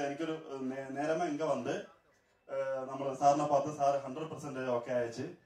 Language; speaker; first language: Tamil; non-native, learner; Malayalam